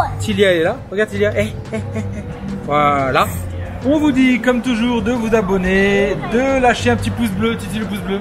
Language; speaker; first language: French; native; French